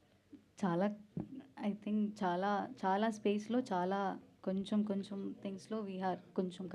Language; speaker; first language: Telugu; non-native, learner; Malayalam